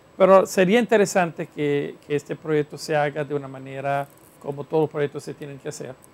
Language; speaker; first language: Spanish; non-native, fluent; Italian